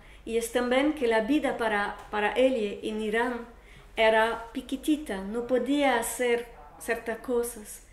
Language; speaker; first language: Spanish; non-native, learner; Portuguese